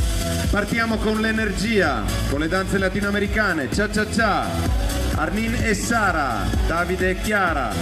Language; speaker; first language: Italian; native; Italian